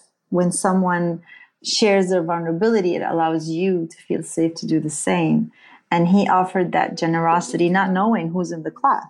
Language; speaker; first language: English; non-native, fluent; Arabic